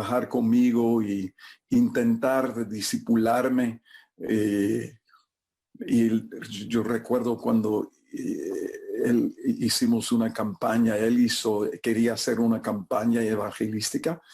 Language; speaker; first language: Spanish; non-native, fluent; English